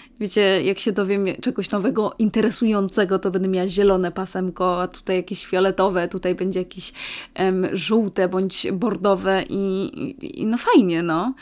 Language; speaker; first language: Polish; native; Polish